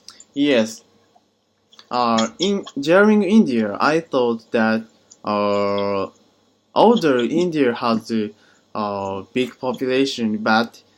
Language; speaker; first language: English; non-native, learner; Japanese